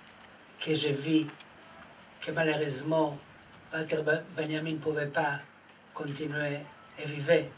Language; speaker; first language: French; non-native, fluent; Hebrew